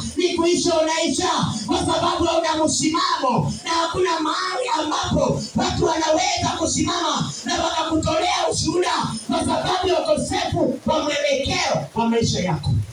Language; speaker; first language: Swahili; non-native, local second language; Kamba